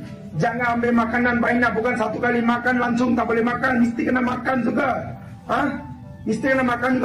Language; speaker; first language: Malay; non-native, learner; Bangla